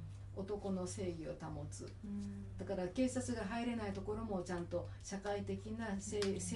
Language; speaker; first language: Japanese; native; Japanese